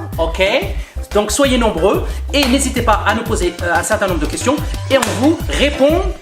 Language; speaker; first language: French; native; French